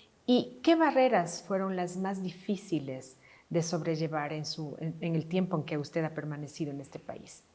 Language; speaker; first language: Spanish; native; Spanish